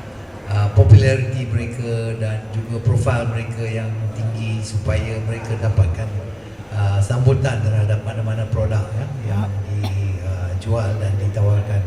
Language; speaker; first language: Malay; native; Malay